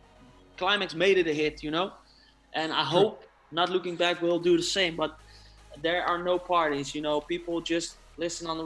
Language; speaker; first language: English; non-native, fluent; Dutch